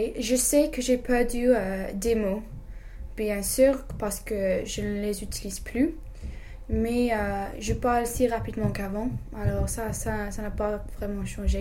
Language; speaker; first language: French; non-native, fluent; English